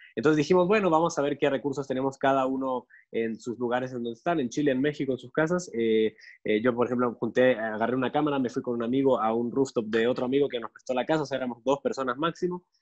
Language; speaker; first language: Spanish; native; Spanish